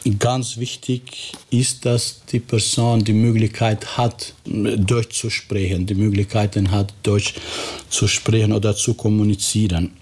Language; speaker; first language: German; non-native, fluent; Albanian